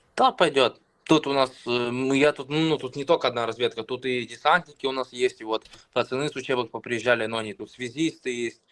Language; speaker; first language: Russian; native; Russian